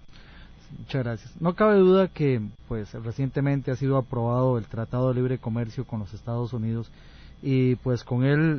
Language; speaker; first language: Spanish; native; Spanish